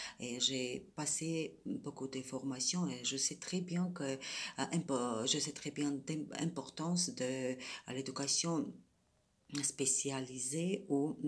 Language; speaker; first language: French; non-native, fluent; Georgian